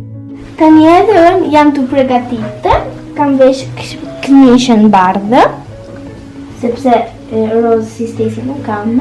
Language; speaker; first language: Albanian; early bilingual, heritage; Albanian